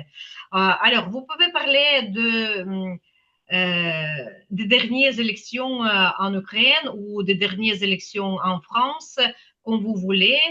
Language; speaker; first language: French; non-native, fluent; Ukrainian